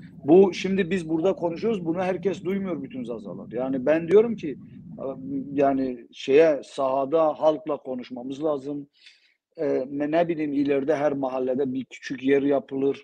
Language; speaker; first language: Turkish; non-native, local second language; Zaza